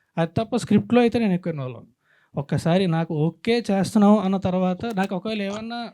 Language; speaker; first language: Telugu; native; Telugu